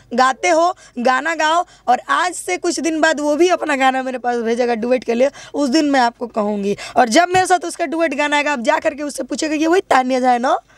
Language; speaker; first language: Hindi; native; Hindi